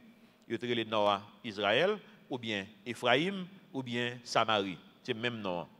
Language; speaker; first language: French; non-native, local second language; Haitian Creole